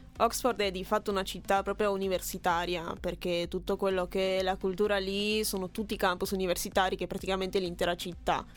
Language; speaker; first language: Italian; early bilingual, other home language; Spanish